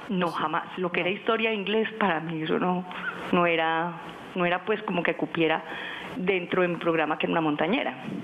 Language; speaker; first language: Spanish; native; Spanish